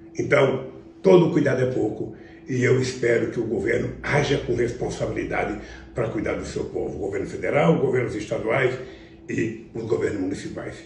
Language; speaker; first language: Portuguese; native; Portuguese